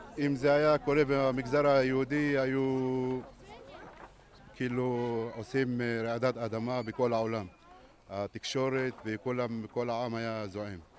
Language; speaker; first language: Hebrew; non-native, local second language; Arabic